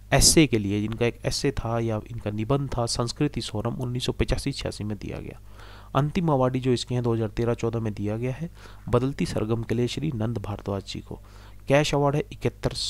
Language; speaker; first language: Hindi; native; Hindi